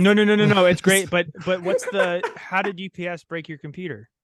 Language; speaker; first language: English; native; English